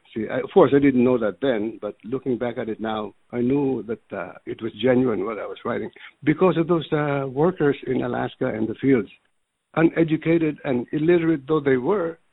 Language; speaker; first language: English; early bilingual, other home language; Filipino